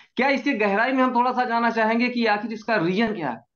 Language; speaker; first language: Hindi; native; Hindi